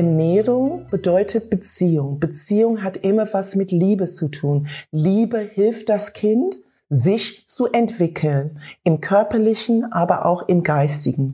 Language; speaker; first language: German; non-native, fluent; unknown